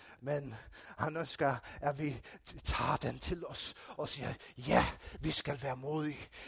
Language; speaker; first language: Danish; non-native, local second language; Faroese